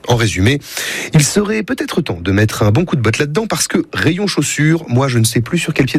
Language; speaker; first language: French; native; French